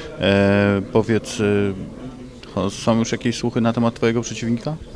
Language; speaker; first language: Polish; native; Polish